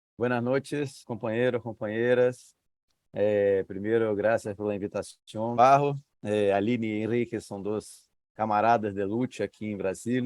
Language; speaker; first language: Spanish; non-native, learner; Portuguese